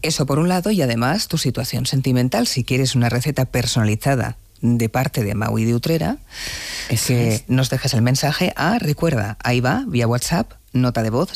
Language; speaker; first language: Spanish; native; Spanish